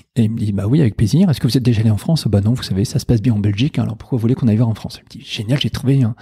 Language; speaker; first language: French; native; French